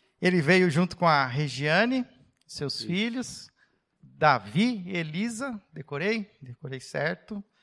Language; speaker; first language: Portuguese; native; Portuguese